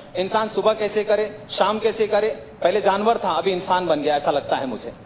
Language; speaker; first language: Hindi; native; Hindi